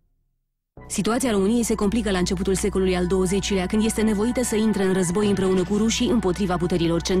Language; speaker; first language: Romanian; native; Romanian